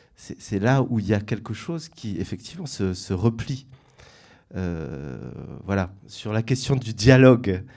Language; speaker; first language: French; native; French